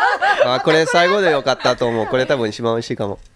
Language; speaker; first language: Japanese; non-native, fluent; French